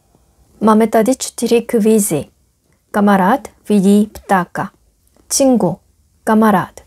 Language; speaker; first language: Czech; non-native, fluent; Korean